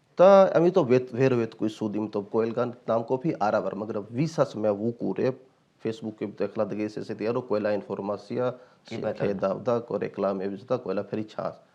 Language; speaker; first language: Georgian; non-native, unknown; Hindi